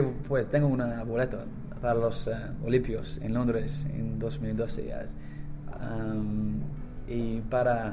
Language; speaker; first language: Spanish; non-native, learner; English